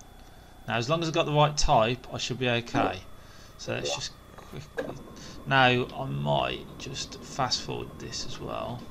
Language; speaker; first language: English; native; English